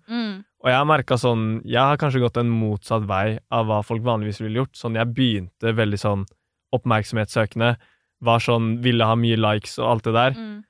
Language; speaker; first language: Norwegian; native; Norwegian